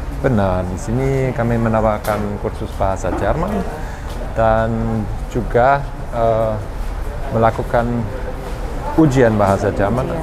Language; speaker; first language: Indonesian; non-native, fluent; German